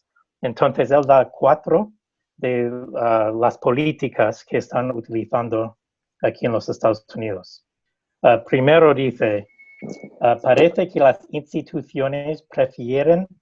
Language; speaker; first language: Spanish; non-native, fluent; English